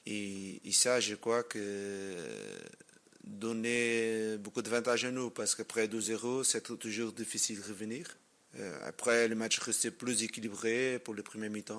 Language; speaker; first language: French; non-native, learner; Spanish